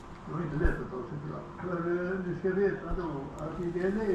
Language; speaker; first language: Swedish; native; Swedish